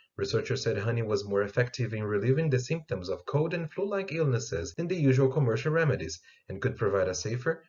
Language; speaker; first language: English; non-native, fluent; Portuguese